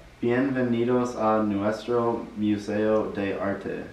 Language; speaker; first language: Spanish; non-native, learner; English